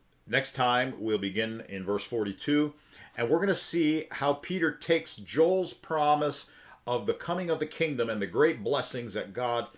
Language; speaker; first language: English; native; English